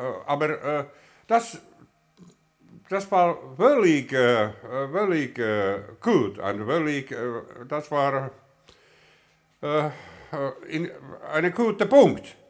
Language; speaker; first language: German; non-native, learner; Finnish